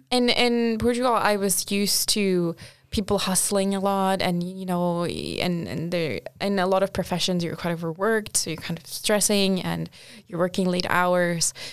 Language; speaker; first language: English; non-native, fluent; Portuguese